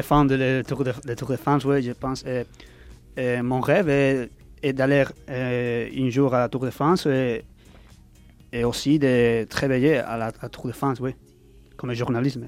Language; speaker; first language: French; early bilingual, heritage; Spanish